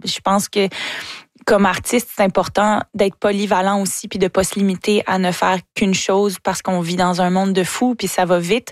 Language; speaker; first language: French; native; French